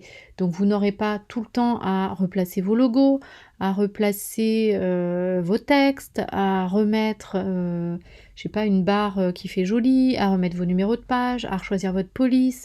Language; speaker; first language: French; native; French